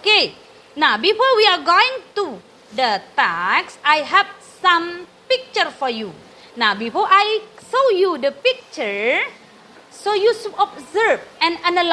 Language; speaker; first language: English; non-native, learner; Indonesian